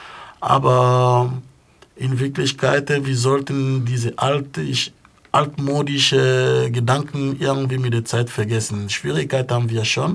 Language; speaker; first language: German; non-native, fluent; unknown